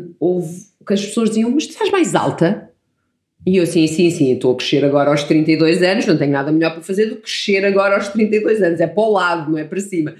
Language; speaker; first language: Portuguese; early bilingual, other home language; English